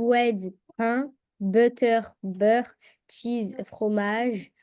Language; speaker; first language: English; non-native, learner; French